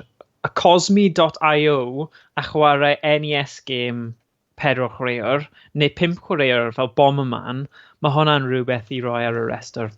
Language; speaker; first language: Welsh; native; Welsh